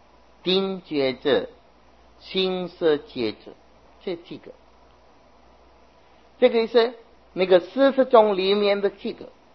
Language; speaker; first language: Chinese; non-native, fluent; Sinhala